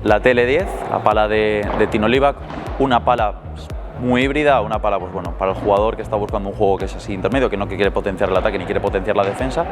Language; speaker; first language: Spanish; native; Spanish